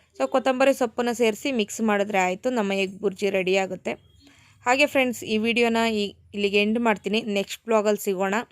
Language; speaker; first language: Kannada; native; Kannada